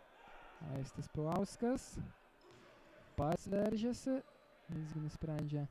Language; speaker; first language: Lithuanian; native; Lithuanian